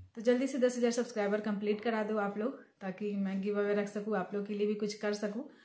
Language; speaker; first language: Hindi; native; Hindi